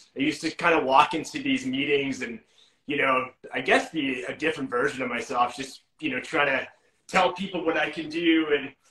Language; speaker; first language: English; native; English